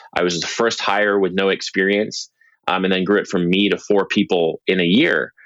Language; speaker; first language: English; native; English